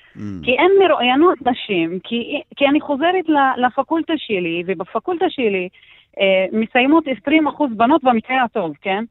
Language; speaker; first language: Hebrew; non-native, local second language; Arabic